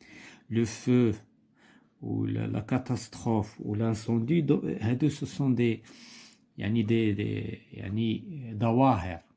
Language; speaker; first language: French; non-native, local second language; Arabic